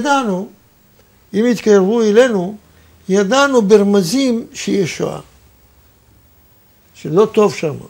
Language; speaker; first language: Hebrew; non-native, fluent; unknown